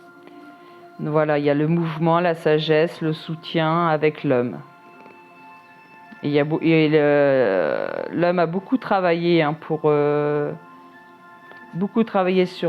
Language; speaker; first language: French; native; French